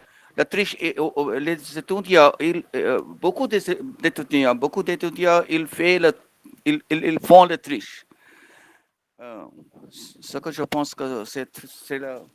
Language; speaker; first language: French; non-native, fluent; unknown